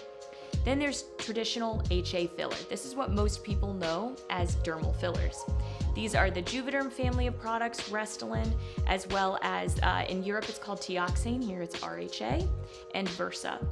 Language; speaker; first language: English; native; English